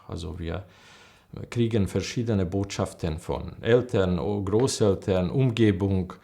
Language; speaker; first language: German; non-native, learner; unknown